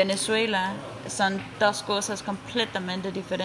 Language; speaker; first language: Spanish; non-native, fluent; Danish